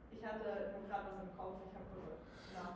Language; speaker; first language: German; native; German